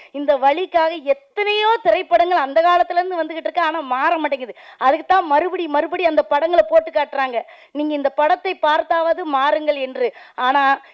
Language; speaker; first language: Tamil; native; Tamil